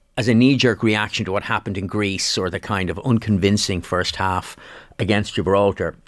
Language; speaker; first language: English; native; English